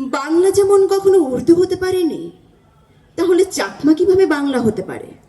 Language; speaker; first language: Bangla; non-native, local second language; Chakma